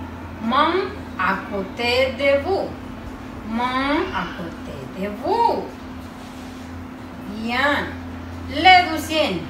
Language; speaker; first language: French; non-native, learner; Spanish